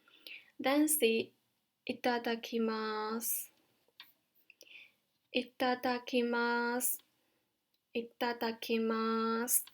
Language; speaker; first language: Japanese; non-native, fluent; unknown